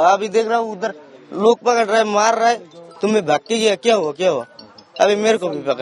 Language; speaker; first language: Hindi; non-native, learner; Bangla